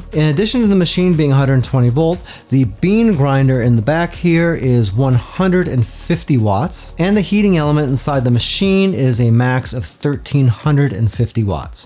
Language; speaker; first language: English; native; English